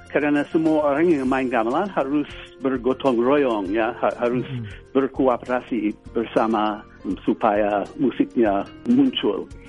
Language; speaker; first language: Indonesian; non-native, fluent; English